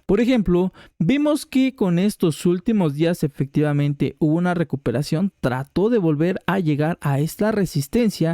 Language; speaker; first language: Spanish; native; Spanish